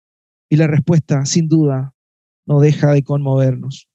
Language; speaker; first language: Spanish; native; Spanish